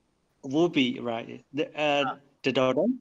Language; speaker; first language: English; non-native, learner; Indonesian